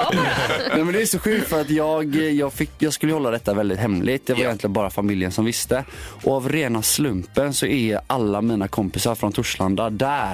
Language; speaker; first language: Swedish; native; Swedish